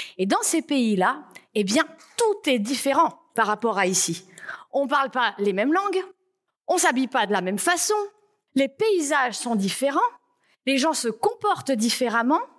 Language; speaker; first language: French; native; French